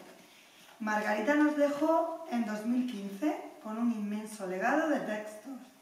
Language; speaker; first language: Spanish; native; Spanish